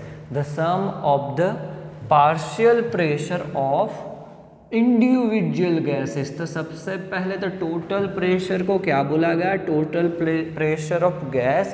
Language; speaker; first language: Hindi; non-native, local second language; Gujarati